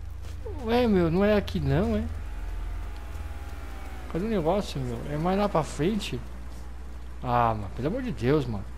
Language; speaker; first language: Portuguese; native; Portuguese